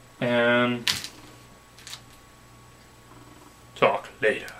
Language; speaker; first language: English; native; English